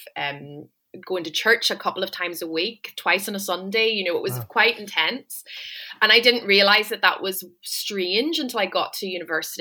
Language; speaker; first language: English; native; English